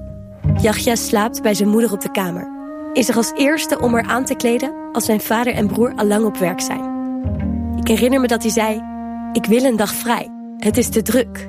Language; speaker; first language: Dutch; native; Dutch